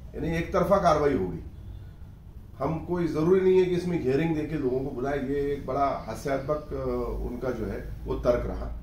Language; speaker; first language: Hindi; non-native, local second language; Urdu